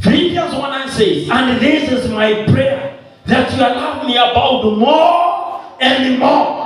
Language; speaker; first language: English; non-native, local second language; Swahili